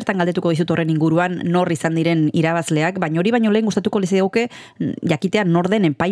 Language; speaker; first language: Basque; native; Basque